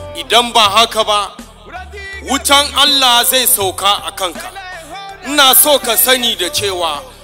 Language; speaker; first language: Hausa; non-native, local second language; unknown